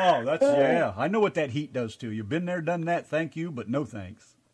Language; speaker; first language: English; native; English